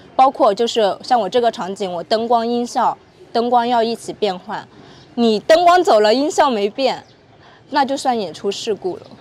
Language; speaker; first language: Chinese; native; Chinese